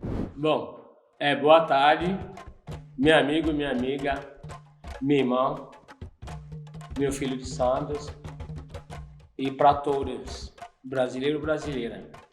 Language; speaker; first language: Portuguese; non-native, learner; Yoruba